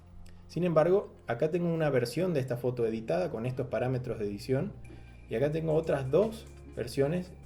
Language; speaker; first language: Spanish; native; Spanish